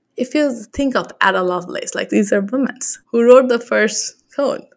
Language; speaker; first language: English; non-native, local second language; Bangla